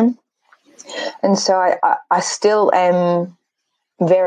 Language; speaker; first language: English; early bilingual, other home language; Persian